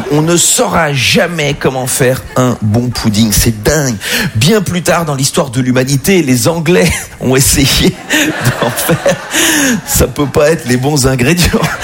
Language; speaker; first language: French; native; French